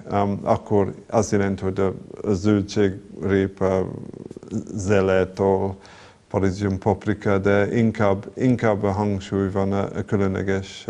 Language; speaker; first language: Hungarian; non-native, fluent; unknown